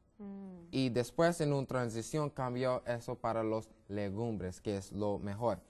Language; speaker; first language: Spanish; non-native, learner; English